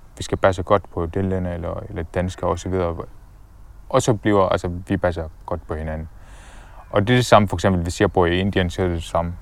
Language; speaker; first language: Danish; non-native, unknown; Arabic